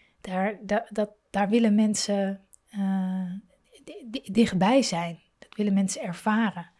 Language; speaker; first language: Dutch; native; Dutch